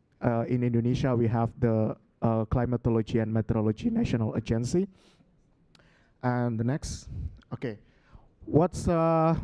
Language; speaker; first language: English; non-native, local second language; Indonesian